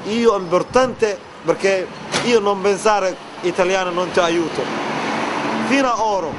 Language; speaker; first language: Italian; non-native, learner; Somali